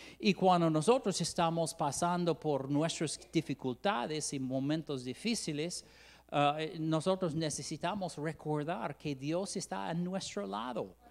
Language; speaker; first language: Spanish; non-native, fluent; English